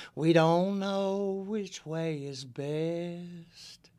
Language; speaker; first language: English; native; English